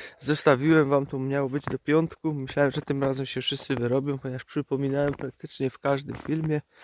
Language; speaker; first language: Polish; native; Polish